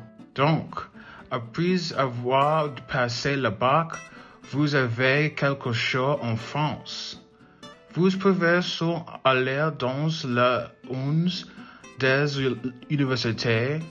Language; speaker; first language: French; non-native, learner; English